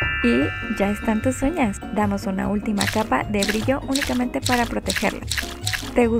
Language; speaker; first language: Spanish; native; Spanish